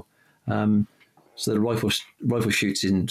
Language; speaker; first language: English; native; English